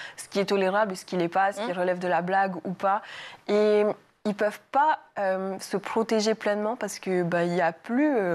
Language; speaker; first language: French; native; French